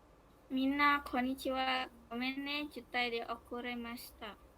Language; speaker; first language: Japanese; non-native, learner; Indonesian